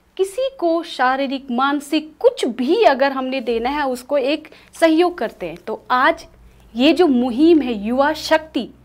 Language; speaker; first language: Hindi; native; Hindi